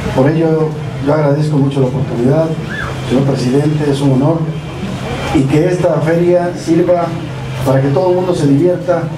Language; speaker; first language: Spanish; native; Spanish